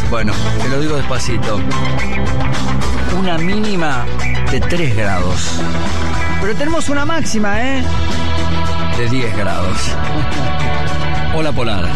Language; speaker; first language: Spanish; native; Spanish